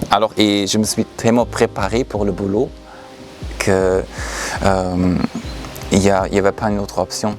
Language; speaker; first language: French; non-native, fluent; German